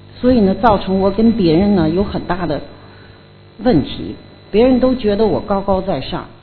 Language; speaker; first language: Chinese; native; Chinese